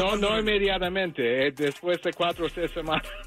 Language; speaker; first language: Spanish; early bilingual, heritage; English